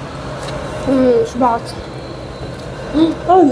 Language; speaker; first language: English; non-native, local second language; Arabic